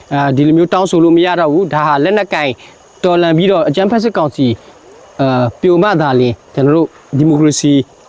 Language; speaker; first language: Burmese; non-native, local second language; S'gaw Karen